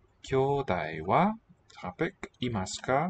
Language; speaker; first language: Japanese; non-native, learner; English